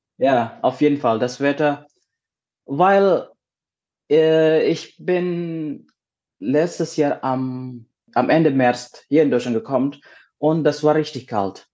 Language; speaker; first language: German; non-native, learner; Indonesian